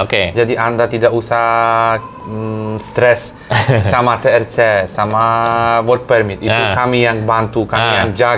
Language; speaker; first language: Indonesian; non-native, fluent; Polish